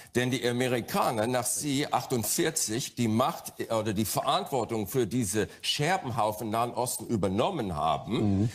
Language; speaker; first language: German; non-native, fluent; English